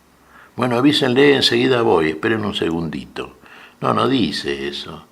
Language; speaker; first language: Spanish; native; Spanish